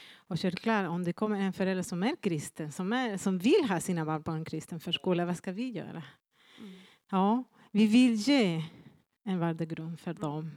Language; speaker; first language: Swedish; non-native, fluent; Spanish